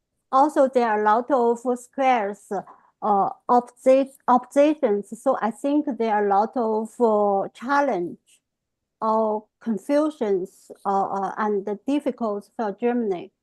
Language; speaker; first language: English; non-native, fluent; Chinese